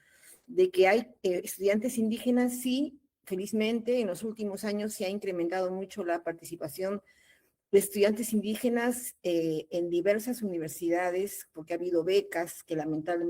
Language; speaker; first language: Spanish; native; Spanish